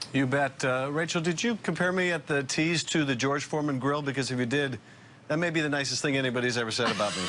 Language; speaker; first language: English; native; English